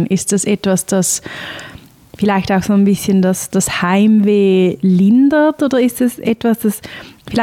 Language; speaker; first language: German; native; German